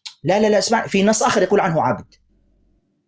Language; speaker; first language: Arabic; native; Arabic